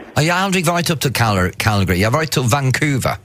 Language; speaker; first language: Swedish; non-native, fluent; English